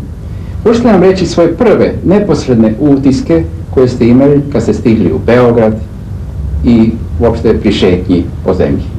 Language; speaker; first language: Bosnian; native; Bosnian